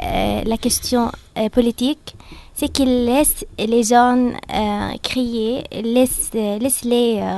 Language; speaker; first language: French; non-native, fluent; Arabic